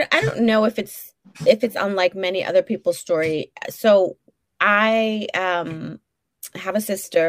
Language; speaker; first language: English; native; English